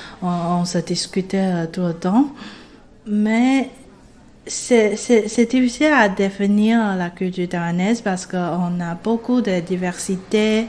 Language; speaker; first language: French; non-native, fluent; Chinese